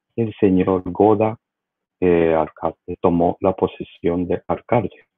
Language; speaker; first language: Spanish; non-native, learner; Japanese